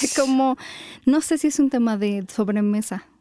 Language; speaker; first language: Spanish; native; Spanish